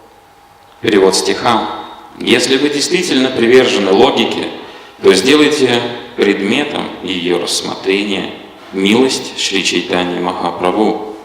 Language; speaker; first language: Russian; native; Russian